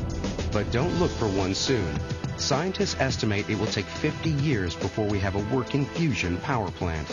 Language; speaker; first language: English; native; English